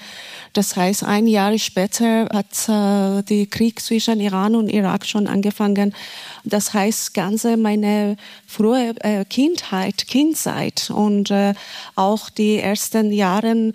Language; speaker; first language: German; non-native, fluent; Persian